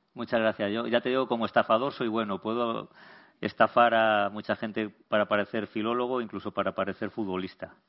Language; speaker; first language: Spanish; native; Spanish